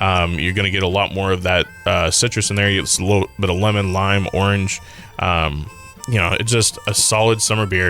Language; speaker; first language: English; native; English